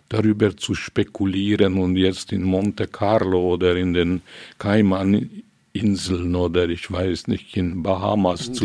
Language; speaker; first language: German; non-native, fluent; Hungarian